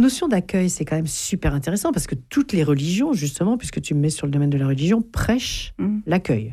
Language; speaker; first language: French; native; French